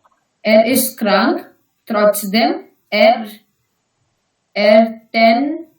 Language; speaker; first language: German; non-native, learner; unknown